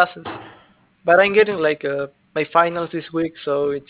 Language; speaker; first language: English; non-native, fluent; Spanish